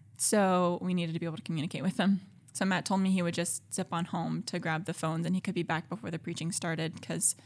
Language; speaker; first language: English; native; English